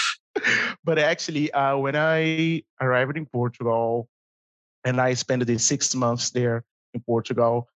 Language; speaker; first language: English; non-native, fluent; Portuguese